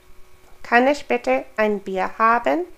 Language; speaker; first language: German; non-native, fluent; English